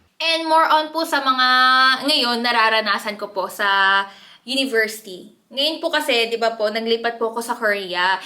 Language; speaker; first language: Filipino; early bilingual, other home language; Korean